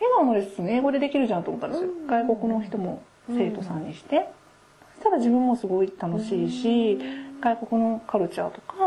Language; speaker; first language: Japanese; native; Japanese